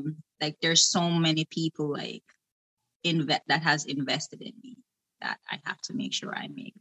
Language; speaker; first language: English; non-native, local second language; Jamaican Creole English